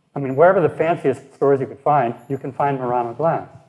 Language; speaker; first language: English; native; English